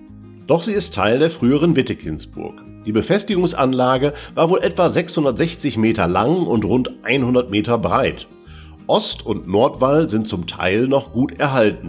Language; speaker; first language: German; native; German